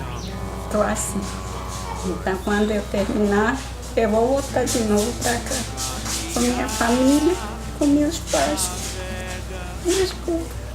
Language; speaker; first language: Portuguese; non-native, local second language; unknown